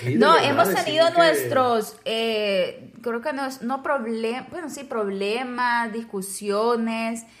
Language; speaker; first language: Spanish; native; Spanish